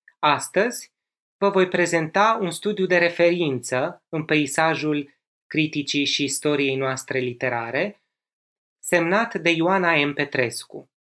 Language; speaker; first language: Romanian; native; Romanian